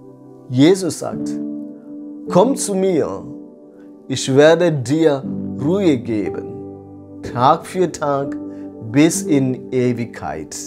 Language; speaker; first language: German; non-native, fluent; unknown